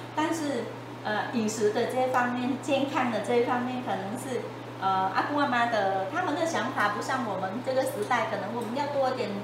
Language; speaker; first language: Chinese; non-native, fluent; Vietnamese